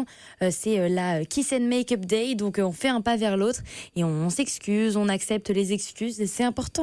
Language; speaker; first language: French; native; French